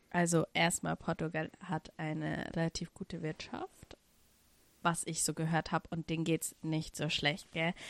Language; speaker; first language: German; early bilingual, other home language; Russian